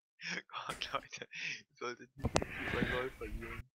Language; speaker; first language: German; native; German